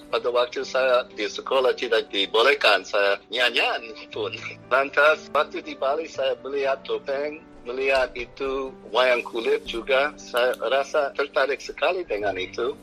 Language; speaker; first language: Indonesian; non-native, fluent; English